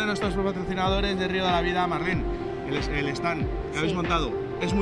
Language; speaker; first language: Spanish; native; Spanish